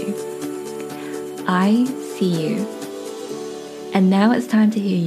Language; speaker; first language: English; native; English